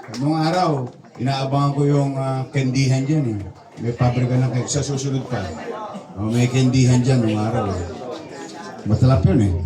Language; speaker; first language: Filipino; native; Filipino